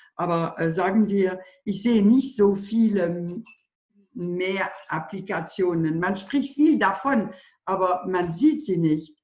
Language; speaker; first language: German; non-native, fluent; French